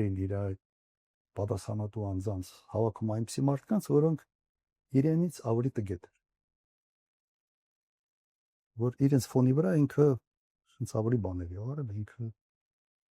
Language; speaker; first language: Armenian; native; Armenian